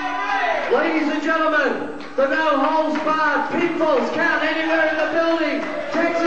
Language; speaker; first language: English; native; English